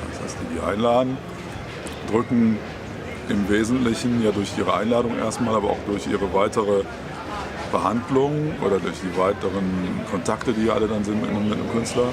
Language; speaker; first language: German; native; German